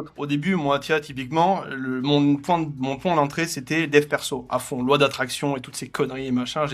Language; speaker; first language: French; native; French